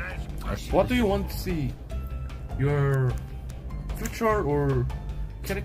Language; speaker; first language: English; non-native, learner; Korean